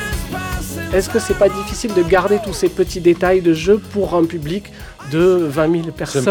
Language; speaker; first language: French; native; French